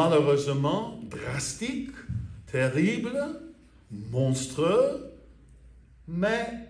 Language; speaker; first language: French; non-native, fluent; English